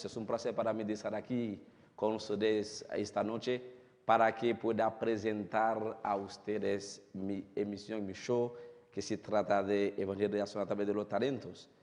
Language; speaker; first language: Spanish; non-native, fluent; Haitian Creole